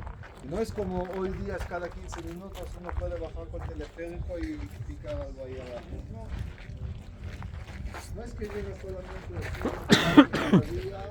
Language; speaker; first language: Spanish; non-native, fluent; Hebrew